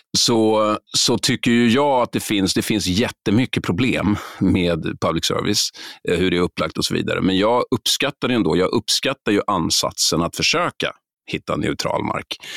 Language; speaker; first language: Swedish; native; Swedish